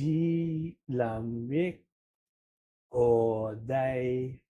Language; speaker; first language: Vietnamese; non-native, learner; Dutch